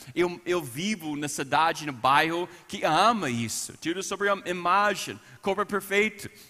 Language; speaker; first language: Portuguese; non-native, fluent; English